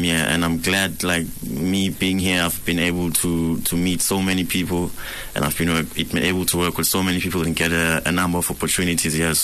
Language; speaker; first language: English; non-native, local second language; Swati